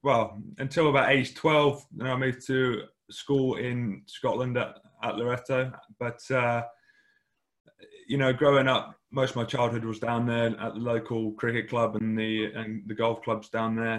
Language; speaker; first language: English; native; English